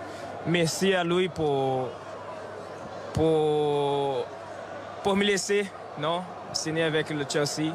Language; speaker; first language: French; non-native, fluent; Portuguese